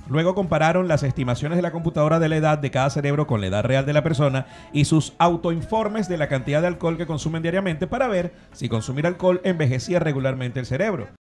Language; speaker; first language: Spanish; native; Spanish